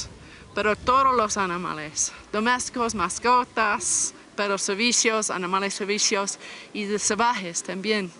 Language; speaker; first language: Spanish; non-native, learner; English